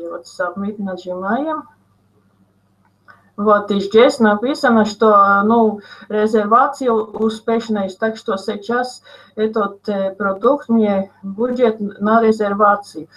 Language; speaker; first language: Russian; non-native, local second language; Latvian